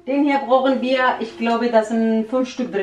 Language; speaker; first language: German; non-native, learner; Central Kurdish